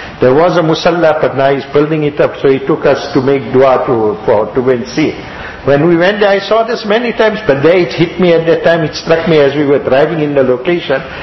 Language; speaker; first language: English; native; English